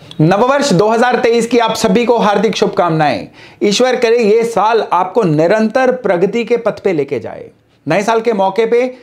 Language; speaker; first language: Hindi; native; Hindi